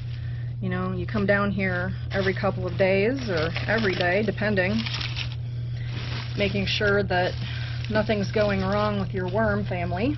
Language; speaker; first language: English; native; English